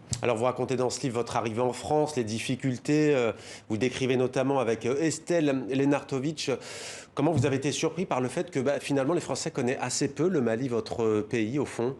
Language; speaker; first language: French; native; French